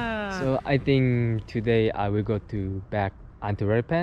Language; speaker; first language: English; non-native, learner; Korean